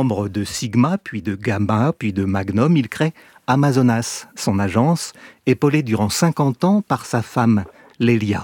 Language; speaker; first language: French; native; French